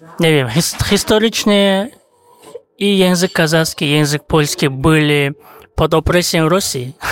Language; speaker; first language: Polish; non-native, fluent; Kazakh